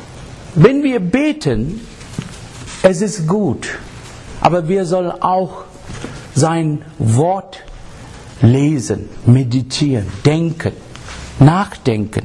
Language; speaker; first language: German; non-native, fluent; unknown